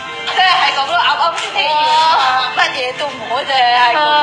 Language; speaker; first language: Cantonese; non-native, fluent; Indonesian